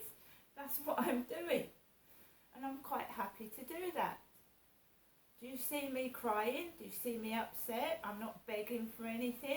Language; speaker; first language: English; native; English